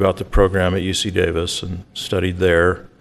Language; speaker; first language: English; native; English